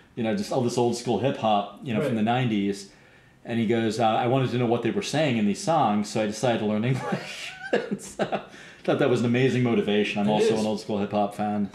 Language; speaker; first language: English; native; English